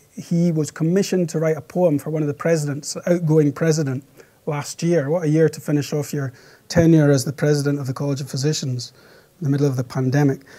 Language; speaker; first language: English; native; English